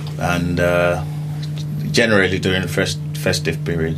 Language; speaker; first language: English; non-native, local second language; Yoruba